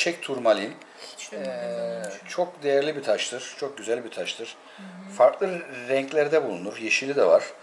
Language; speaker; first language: Turkish; native; Turkish